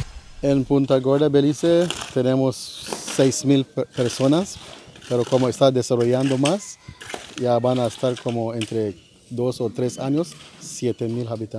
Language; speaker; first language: Spanish; non-native, fluent; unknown